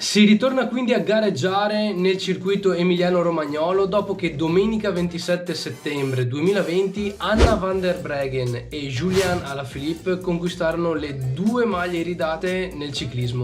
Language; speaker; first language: Italian; native; Italian